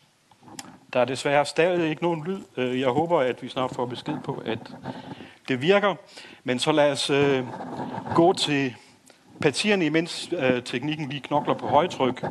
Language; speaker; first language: Danish; native; Danish